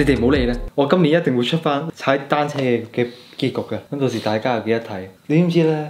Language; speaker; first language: Chinese; native; Chinese